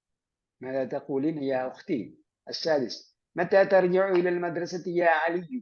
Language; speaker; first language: Arabic; non-native, fluent; Malayalam